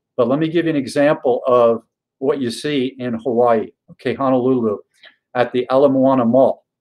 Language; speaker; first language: English; native; English